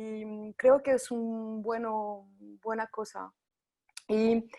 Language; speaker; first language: Spanish; non-native, fluent; French